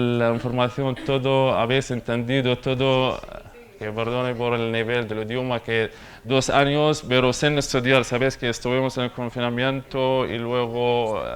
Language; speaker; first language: Spanish; non-native, learner; Arabic